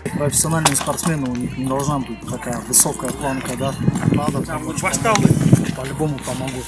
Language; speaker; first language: Russian; native; Russian